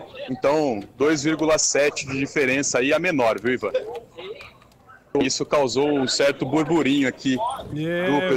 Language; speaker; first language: Portuguese; native; Portuguese